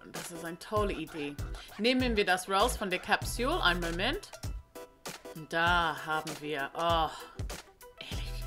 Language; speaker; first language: German; non-native, learner; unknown